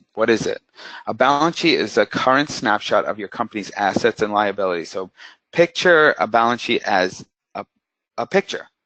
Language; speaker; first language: English; native; English